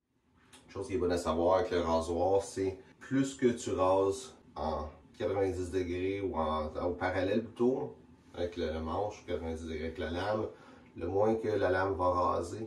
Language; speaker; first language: French; native; French